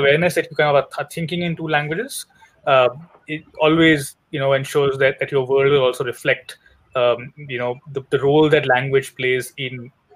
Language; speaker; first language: English; non-native, local second language; Hindi